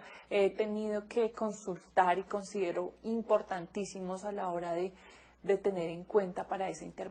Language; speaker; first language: Spanish; native; Spanish